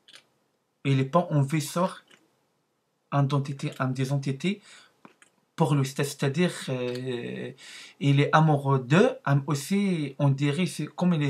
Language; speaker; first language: French; non-native, learner; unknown